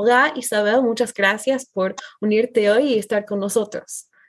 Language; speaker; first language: Spanish; non-native, fluent; English